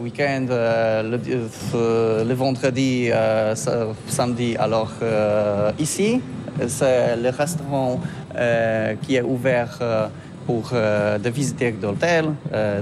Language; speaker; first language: French; non-native, learner; Polish